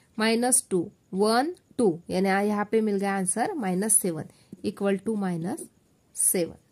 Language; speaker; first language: Hindi; non-native, local second language; Marathi